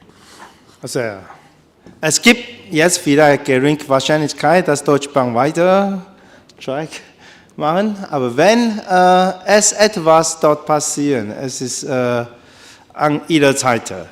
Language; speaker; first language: German; non-native, learner; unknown